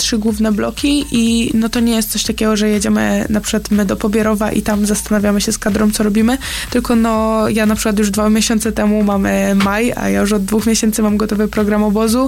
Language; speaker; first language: Polish; native; Polish